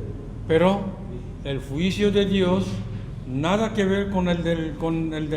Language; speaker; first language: Spanish; non-native, fluent; Korean